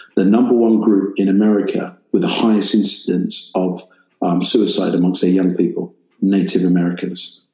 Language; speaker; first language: English; native; English